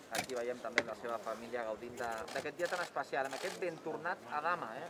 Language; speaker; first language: Catalan; native; Catalan